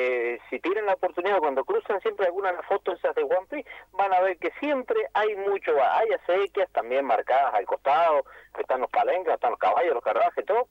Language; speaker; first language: Spanish; native; Spanish